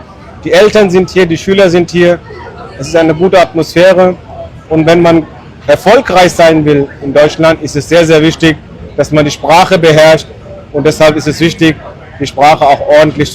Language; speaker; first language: German; non-native, fluent; Hindi